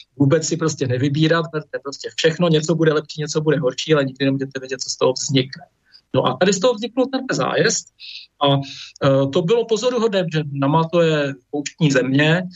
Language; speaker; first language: Czech; native; Czech